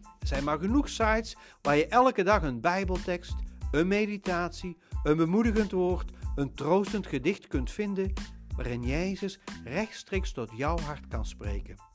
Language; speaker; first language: Dutch; native; Dutch